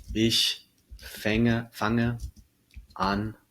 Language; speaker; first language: German; non-native, fluent; English